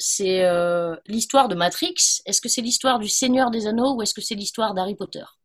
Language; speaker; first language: French; native; French